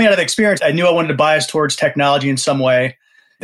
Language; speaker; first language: English; native; English